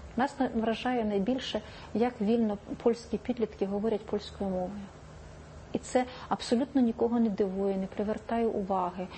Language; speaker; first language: Ukrainian; native; Ukrainian